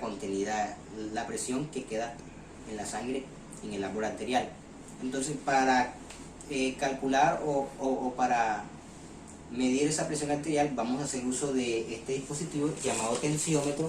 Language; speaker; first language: Spanish; native; Spanish